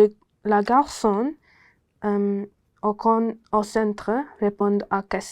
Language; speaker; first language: French; non-native, learner; English